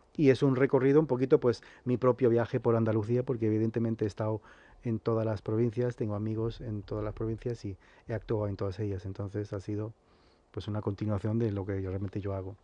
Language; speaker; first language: Spanish; early bilingual, heritage; Spanish